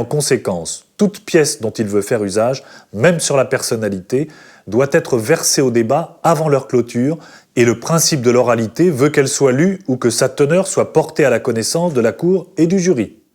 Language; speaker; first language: French; native; French